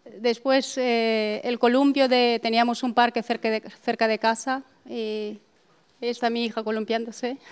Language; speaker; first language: Spanish; non-native, fluent; Romanian